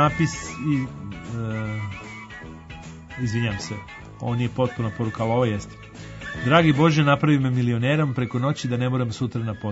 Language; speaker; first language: Croatian; native; Croatian